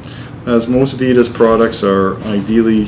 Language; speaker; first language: English; native; English